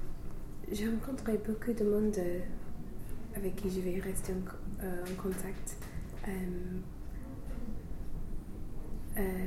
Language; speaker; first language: French; non-native, fluent; English